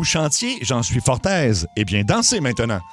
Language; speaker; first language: French; native; French